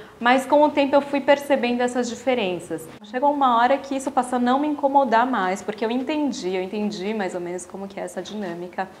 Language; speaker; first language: Portuguese; native; Portuguese